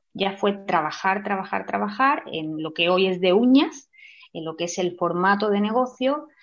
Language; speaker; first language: Spanish; native; Spanish